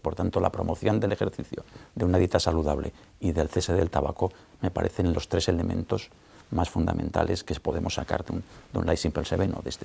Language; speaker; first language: Spanish; native; Spanish